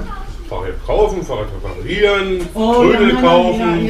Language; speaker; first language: German; native; German